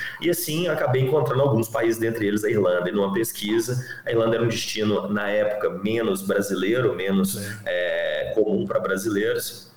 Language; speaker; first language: Portuguese; native; Portuguese